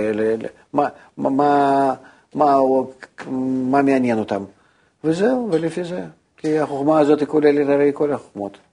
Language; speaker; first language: Hebrew; non-native, fluent; Russian